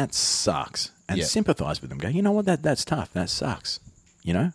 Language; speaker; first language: English; native; English